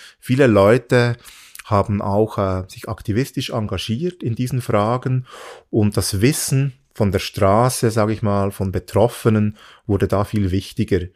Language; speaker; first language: German; early bilingual, other home language; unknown